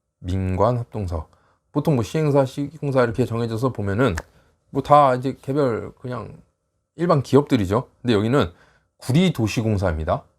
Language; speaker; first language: Korean; native; Korean